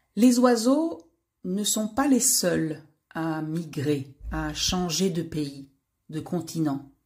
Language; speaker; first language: French; native; French